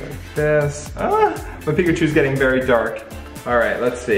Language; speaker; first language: English; native; English